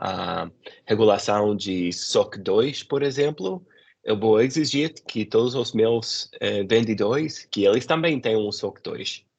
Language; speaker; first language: Portuguese; non-native, fluent; English